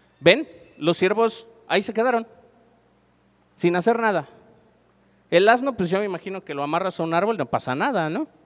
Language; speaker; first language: Spanish; native; Spanish